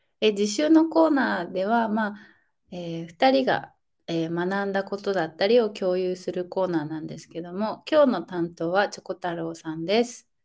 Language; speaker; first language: Japanese; native; Japanese